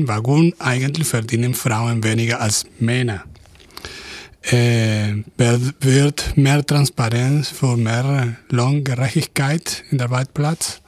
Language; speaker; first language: German; non-native, fluent; Spanish